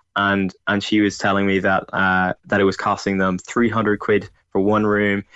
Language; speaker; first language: English; native; English